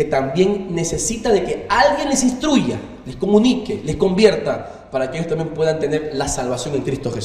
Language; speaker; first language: Spanish; native; Spanish